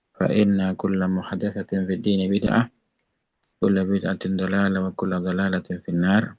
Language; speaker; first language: Arabic; non-native, fluent; Indonesian